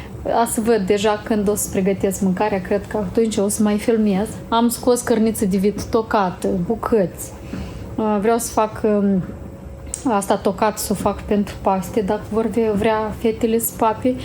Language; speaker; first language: Romanian; native; Romanian